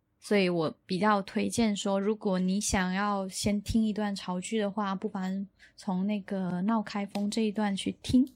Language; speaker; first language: Chinese; non-native, local second language; Min Nan Chinese